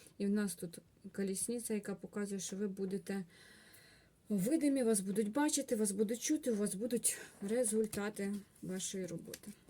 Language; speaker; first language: Ukrainian; non-native, local second language; Russian